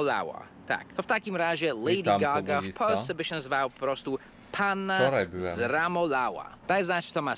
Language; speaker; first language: Polish; non-native, fluent; English